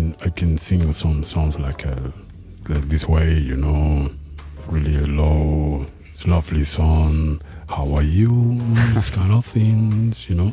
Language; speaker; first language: English; non-native, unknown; Spanish